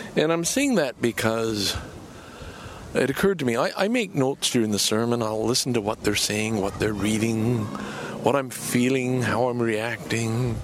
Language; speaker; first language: English; native; English